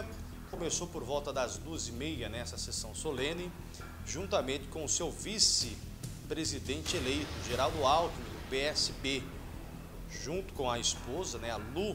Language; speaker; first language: Portuguese; native; Portuguese